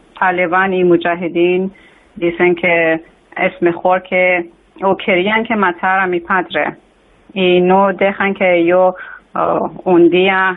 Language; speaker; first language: Spanish; non-native, learner; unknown